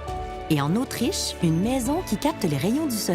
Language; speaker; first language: French; native; French